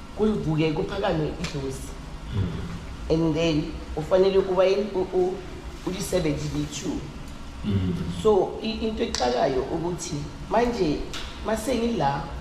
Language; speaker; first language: Zulu; non-native, local second language; Southern Sotho